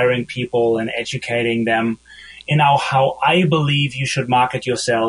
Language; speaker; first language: English; non-native, fluent; German